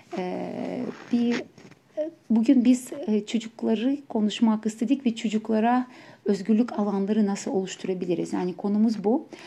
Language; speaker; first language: Turkish; non-native, fluent; Ukrainian